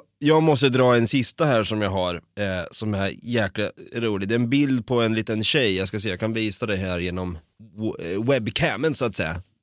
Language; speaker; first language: Swedish; native; Swedish